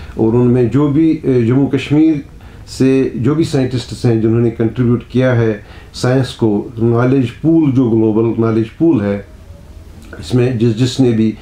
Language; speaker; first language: Urdu; non-native, local second language; Kashmiri